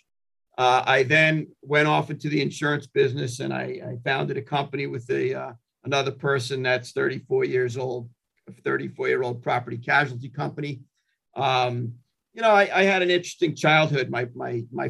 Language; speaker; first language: English; native; English